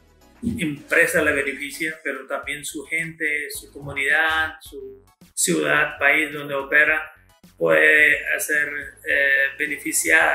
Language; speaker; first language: Spanish; non-native, fluent; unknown